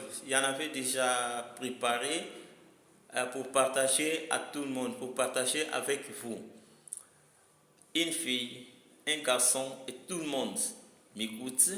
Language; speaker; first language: French; non-native, learner; Lingala